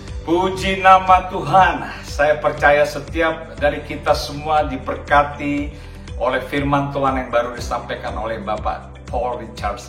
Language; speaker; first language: Indonesian; native; Indonesian